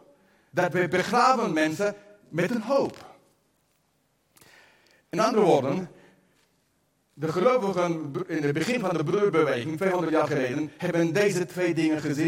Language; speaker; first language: Dutch; non-native, fluent; English